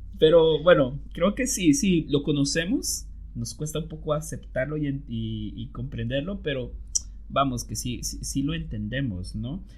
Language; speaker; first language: Spanish; native; Spanish